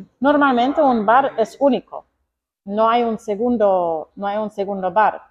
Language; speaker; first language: Spanish; non-native, fluent; Croatian